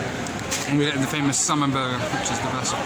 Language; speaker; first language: English; native; English